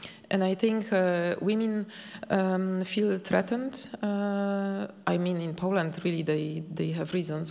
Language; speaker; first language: English; non-native, fluent; Polish